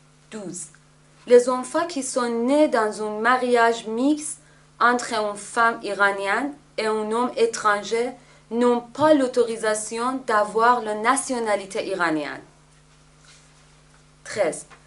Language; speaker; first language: French; non-native, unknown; Persian